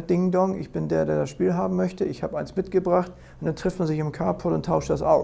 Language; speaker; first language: German; native; German